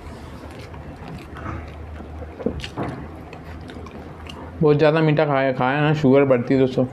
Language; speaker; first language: Hindi; non-native, local second language; Marathi